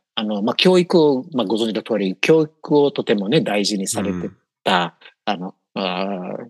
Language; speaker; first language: Japanese; non-native, fluent; English